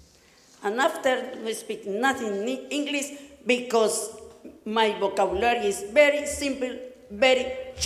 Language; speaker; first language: English; non-native, learner; Spanish